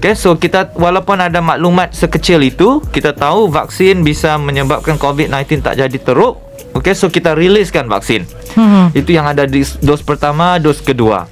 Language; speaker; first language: Malay; native; Malay